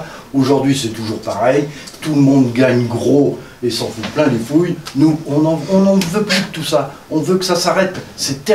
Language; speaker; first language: French; native; French